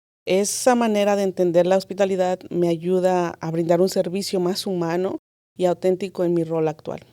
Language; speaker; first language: Spanish; native; Spanish